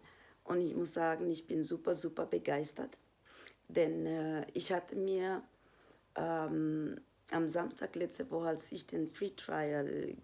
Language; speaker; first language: German; non-native, fluent; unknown